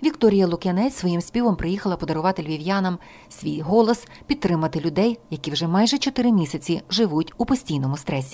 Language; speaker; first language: Ukrainian; native; Ukrainian